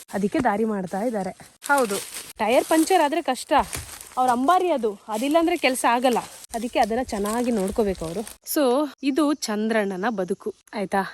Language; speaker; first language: Kannada; non-native, local second language; Tulu